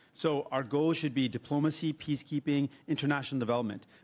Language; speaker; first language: English; native; English